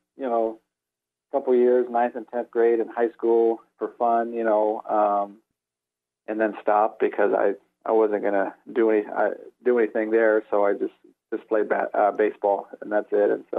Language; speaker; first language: English; native; English